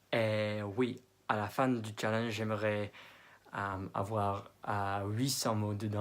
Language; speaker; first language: French; non-native, fluent; English